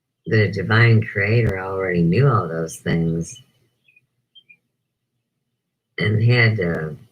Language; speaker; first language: English; native; English